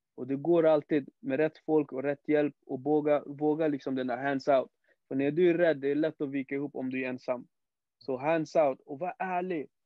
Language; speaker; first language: Swedish; early bilingual, other home language; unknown